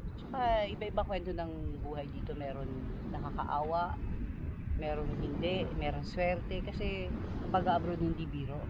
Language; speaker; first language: Filipino; native; Filipino